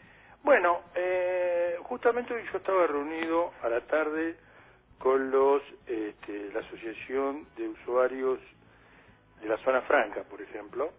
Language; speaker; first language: Spanish; native; Spanish